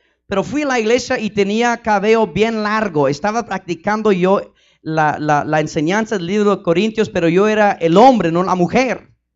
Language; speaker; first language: Spanish; early bilingual, heritage; Spanish